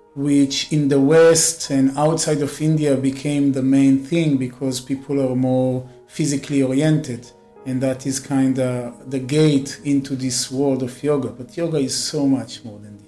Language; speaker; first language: English; non-native, fluent; Hebrew